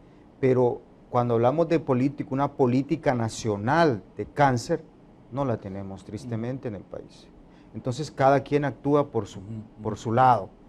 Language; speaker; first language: Spanish; native; Spanish